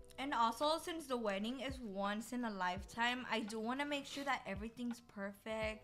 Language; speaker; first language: English; early bilingual, other home language; Spanish